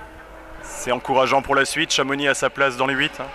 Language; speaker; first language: French; native; French